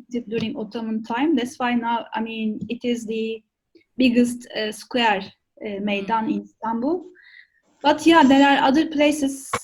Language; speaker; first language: English; non-native, fluent; Turkish